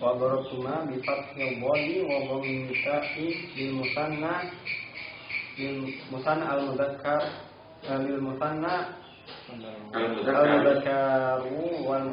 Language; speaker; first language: Arabic; non-native, learner; Indonesian